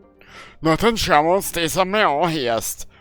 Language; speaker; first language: German; native; German